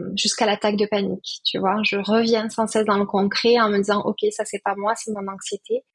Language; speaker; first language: French; native; French